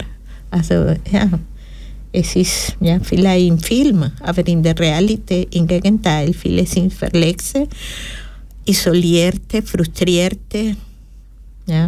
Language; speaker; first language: German; non-native, learner; Spanish